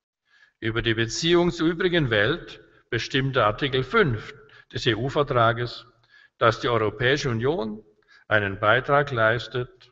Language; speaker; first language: German; native; German